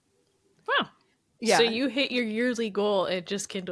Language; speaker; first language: English; native; English